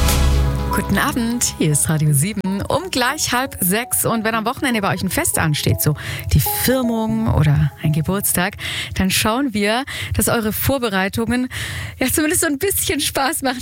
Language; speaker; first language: German; native; German